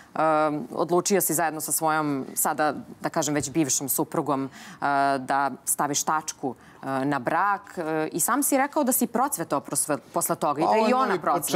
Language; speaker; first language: Serbian; native; Serbian